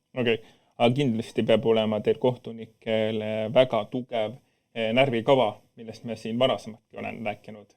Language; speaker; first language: Estonian; native; Estonian